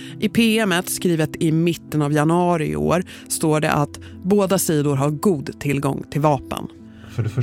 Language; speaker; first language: Swedish; native; Swedish